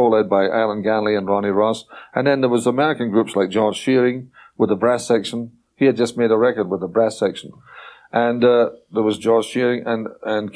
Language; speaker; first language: English; native; English